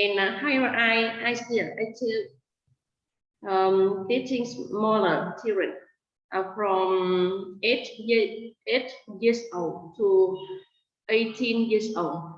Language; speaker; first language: English; non-native, fluent; Vietnamese